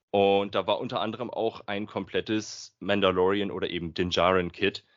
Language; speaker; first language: German; native; German